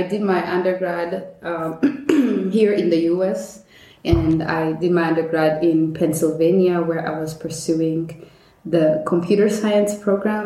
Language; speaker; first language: English; non-native, local second language; Kinyarwanda